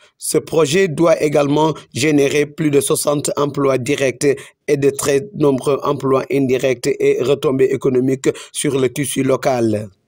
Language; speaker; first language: French; non-native, local second language; Wolof